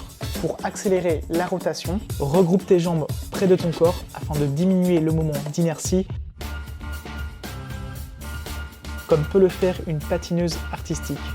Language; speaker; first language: French; native; French